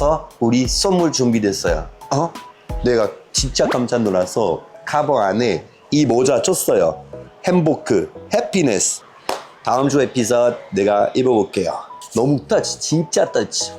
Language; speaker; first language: Korean; non-native, fluent; French